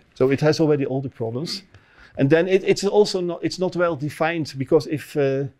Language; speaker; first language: English; non-native, fluent; Dutch